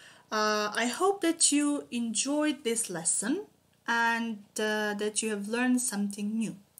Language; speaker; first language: English; non-native, fluent; Macedonian